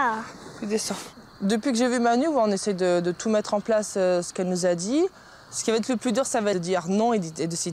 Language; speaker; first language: French; native; French